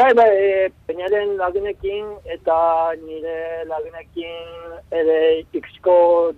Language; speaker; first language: Basque; non-native, learner; Japanese